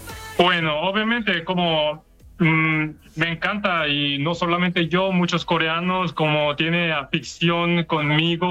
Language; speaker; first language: Spanish; non-native, learner; Korean